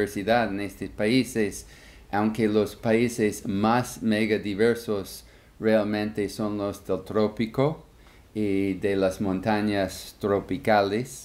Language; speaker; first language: Spanish; non-native, fluent; English